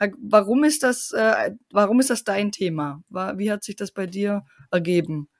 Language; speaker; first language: German; native; German